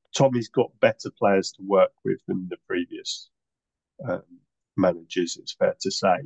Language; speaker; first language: English; native; English